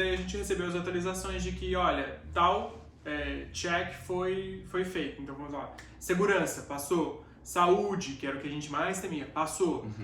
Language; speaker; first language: Portuguese; native; Portuguese